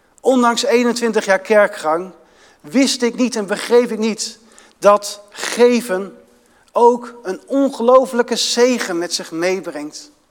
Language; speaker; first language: Dutch; native; Dutch